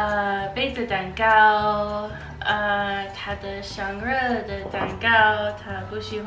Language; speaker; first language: Chinese; non-native, learner; English